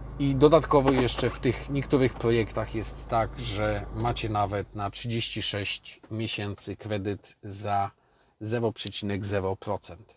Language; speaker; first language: Polish; native; Polish